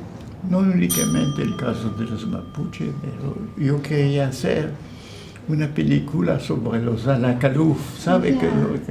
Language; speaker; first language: Spanish; non-native, fluent; French